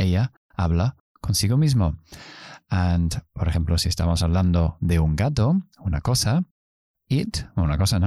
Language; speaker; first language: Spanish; non-native, fluent; English